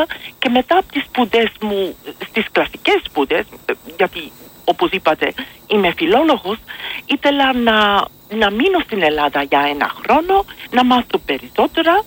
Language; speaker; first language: Greek; non-native, fluent; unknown